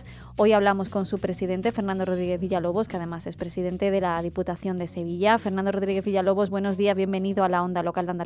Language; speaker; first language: Spanish; native; Spanish